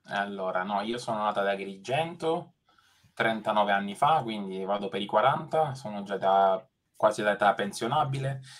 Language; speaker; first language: Italian; native; Italian